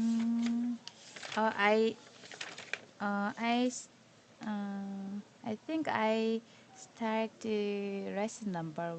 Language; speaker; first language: English; non-native, learner; Korean